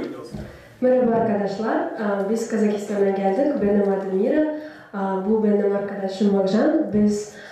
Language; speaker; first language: Turkish; non-native, learner; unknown